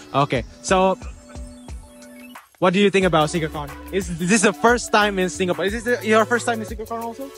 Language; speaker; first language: English; non-native, fluent; Indonesian